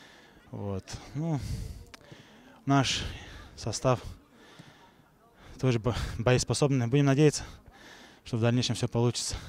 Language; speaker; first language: Russian; native; Russian